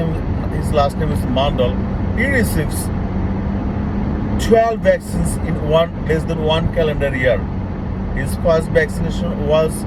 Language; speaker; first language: English; non-native, local second language; Bangla